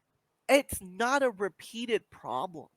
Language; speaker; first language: English; native; English